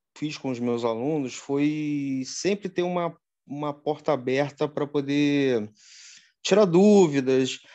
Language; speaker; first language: Portuguese; native; Portuguese